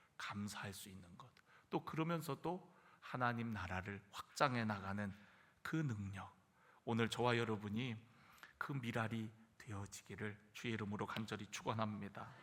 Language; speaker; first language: Korean; native; Korean